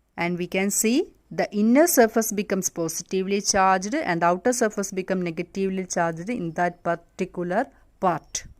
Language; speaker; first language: English; non-native, local second language; Malayalam